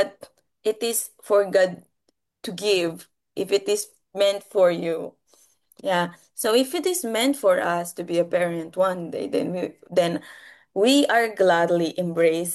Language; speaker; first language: English; non-native, local second language; Filipino